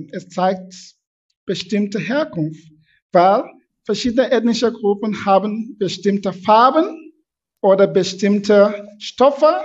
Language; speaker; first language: German; non-native, fluent; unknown